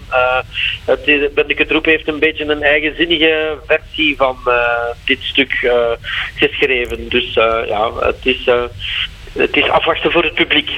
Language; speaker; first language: Dutch; native; Dutch